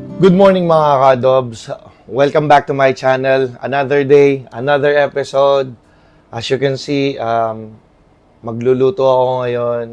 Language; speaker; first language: Filipino; native; Filipino